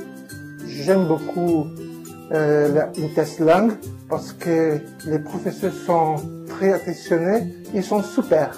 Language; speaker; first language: French; non-native, learner; Portuguese